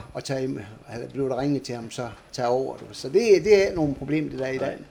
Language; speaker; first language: Danish; native; Danish